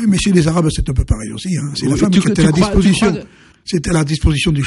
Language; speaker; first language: French; native; French